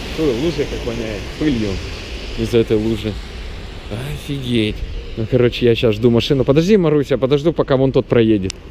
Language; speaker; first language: Russian; early bilingual, heritage; Russian